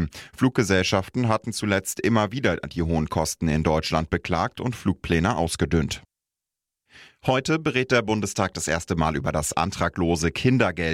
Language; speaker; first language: German; native; German